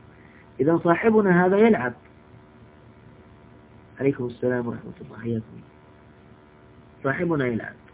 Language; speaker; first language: Arabic; native; Arabic